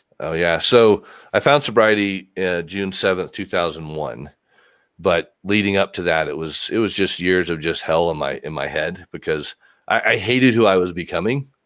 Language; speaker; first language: English; native; English